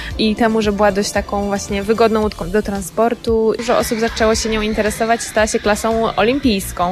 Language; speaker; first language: Polish; native; Polish